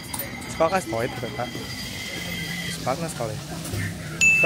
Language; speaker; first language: Russian; non-native, learner; Indonesian